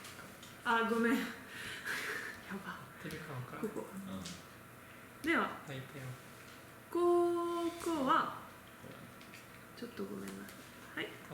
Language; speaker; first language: Japanese; non-native, learner; French